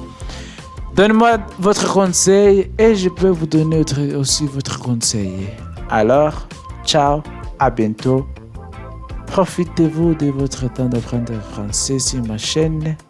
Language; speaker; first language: French; non-native, learner; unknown